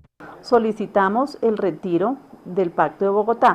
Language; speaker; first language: Spanish; native; Spanish